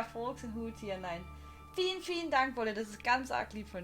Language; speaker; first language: German; native; German